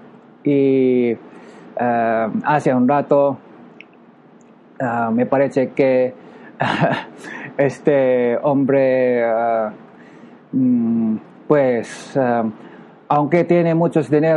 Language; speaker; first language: Spanish; non-native, learner; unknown